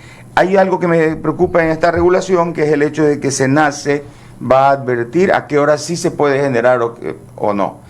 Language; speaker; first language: Spanish; native; Spanish